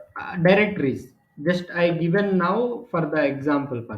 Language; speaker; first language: English; non-native, local second language; Telugu